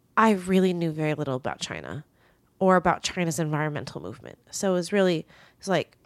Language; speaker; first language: English; early bilingual, other home language; Chinese